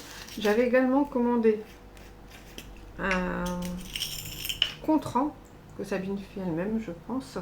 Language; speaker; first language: French; native; French